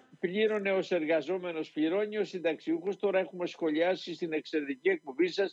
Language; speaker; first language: Greek; native; Greek